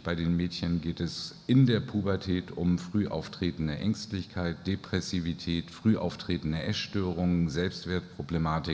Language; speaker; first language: German; native; German